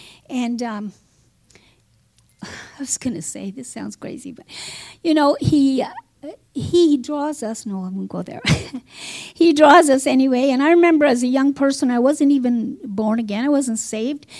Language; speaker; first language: English; native; English